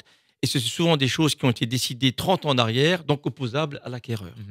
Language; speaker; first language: French; native; French